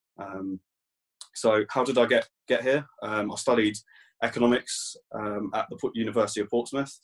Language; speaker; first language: English; native; English